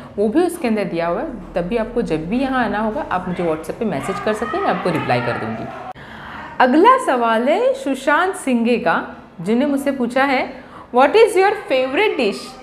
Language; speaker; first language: Hindi; non-native, local second language; Marathi